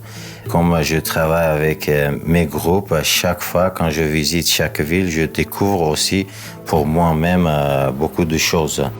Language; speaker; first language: French; non-native, fluent; Uzbek